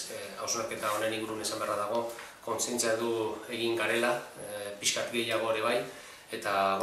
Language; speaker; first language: Basque; native; Basque